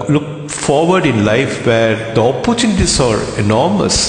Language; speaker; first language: English; non-native, local second language; Tamil